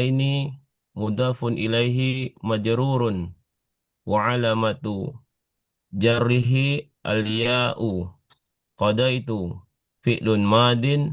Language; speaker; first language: Arabic; non-native, learner; Indonesian